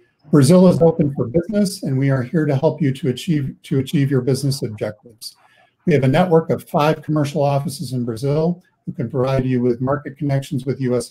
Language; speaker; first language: English; native; English